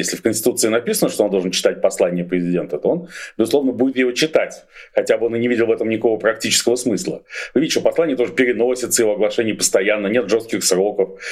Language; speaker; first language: Russian; native; Russian